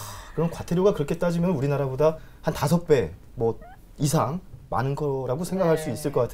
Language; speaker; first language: Korean; native; Korean